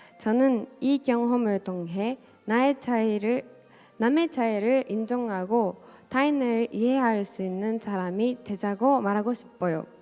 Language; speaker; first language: Korean; non-native, fluent; Japanese